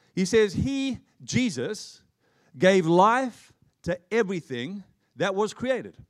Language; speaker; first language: English; native; English